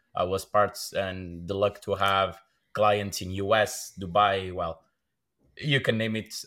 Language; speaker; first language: English; non-native, fluent; Portuguese